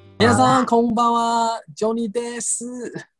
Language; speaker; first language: Chinese; native; Chinese